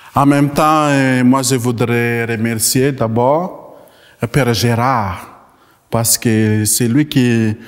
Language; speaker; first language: French; non-native, local second language; Malagasy